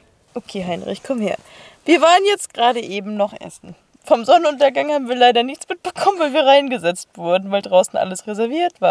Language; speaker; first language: German; native; German